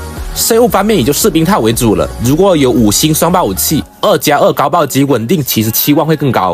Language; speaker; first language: Chinese; native; Chinese